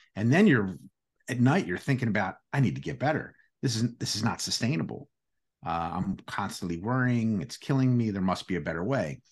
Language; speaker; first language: English; early bilingual, other home language; Greek